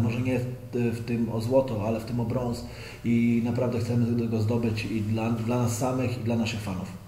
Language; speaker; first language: Polish; native; Polish